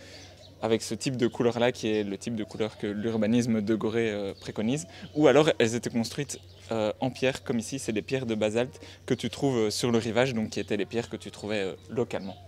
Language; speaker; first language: French; native; French